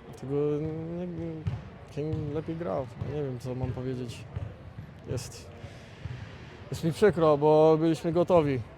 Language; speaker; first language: Polish; non-native, learner; English